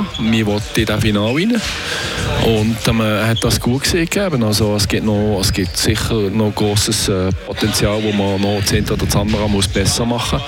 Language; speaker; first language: German; native; German